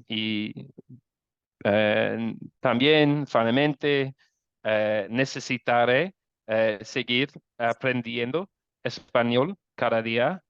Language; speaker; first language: Spanish; non-native, learner; English